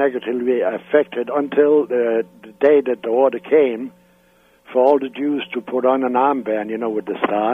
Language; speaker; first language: English; non-native, fluent; Danish